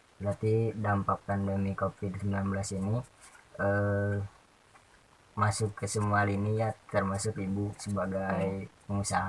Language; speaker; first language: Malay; non-native, local second language; Sundanese